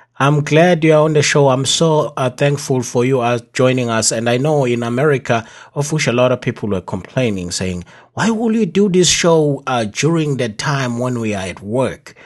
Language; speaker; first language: English; non-native, local second language; Zulu